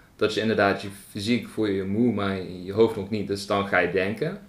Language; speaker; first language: Dutch; early bilingual, other home language; Afrikaans